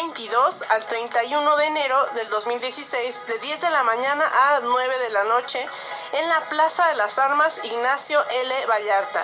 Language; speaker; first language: Spanish; native; Spanish